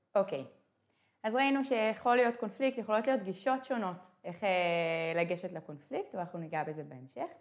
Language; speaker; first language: Hebrew; native; Hebrew